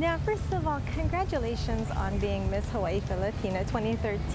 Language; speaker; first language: English; native; English